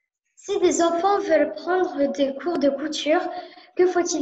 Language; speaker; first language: French; early bilingual, heritage; French